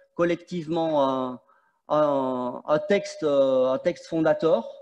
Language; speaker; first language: French; native; French